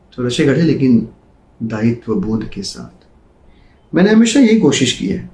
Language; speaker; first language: Hindi; native; Hindi